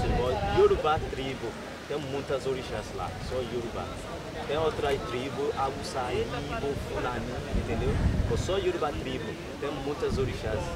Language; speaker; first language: Portuguese; non-native, learner; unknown